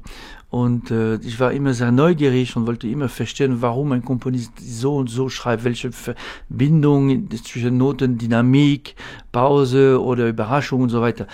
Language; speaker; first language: German; non-native, fluent; French